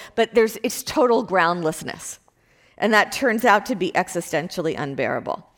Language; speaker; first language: English; native; English